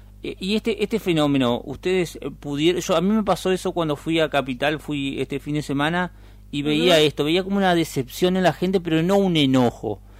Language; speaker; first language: Spanish; native; Spanish